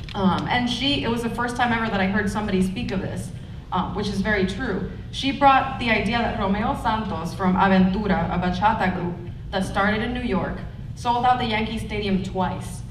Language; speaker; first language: English; non-native, fluent; Spanish